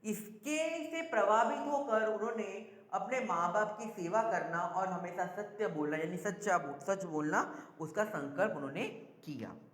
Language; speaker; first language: Hindi; non-native, local second language; Gujarati